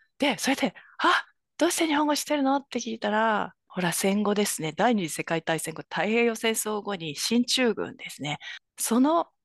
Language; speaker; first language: Japanese; native; Japanese